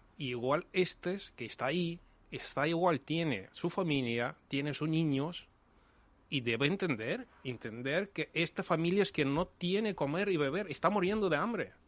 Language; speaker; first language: Spanish; non-native, learner; Ukrainian